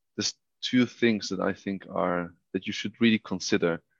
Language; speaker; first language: English; non-native, fluent; Dutch